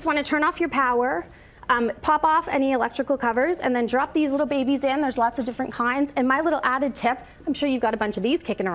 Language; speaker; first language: English; native; English